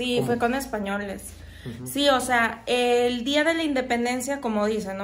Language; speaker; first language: Spanish; native; Spanish